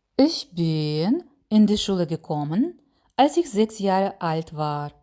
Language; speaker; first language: German; non-native, fluent; Ukrainian